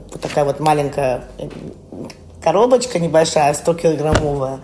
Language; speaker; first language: Russian; early bilingual, heritage; Russian